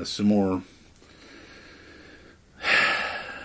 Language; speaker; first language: English; native; English